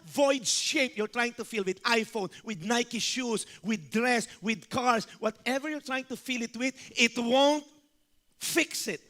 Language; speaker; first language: English; non-native, local second language; Filipino